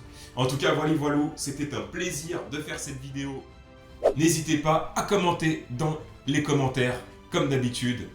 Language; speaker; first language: French; native; French